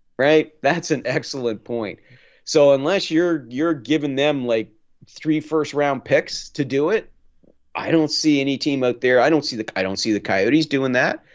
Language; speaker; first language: English; native; English